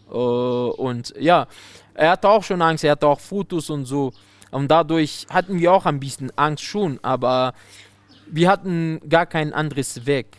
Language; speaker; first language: German; non-native, fluent; Persian